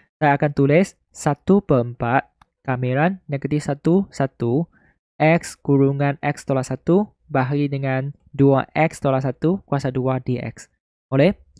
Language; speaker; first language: Malay; non-native, local second language; Chinese